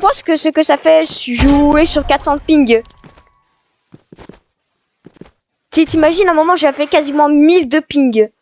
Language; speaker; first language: French; native; French